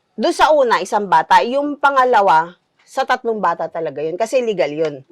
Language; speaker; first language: Filipino; native; Filipino